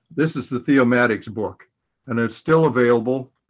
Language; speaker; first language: English; native; English